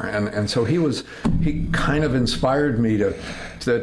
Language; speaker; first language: English; native; English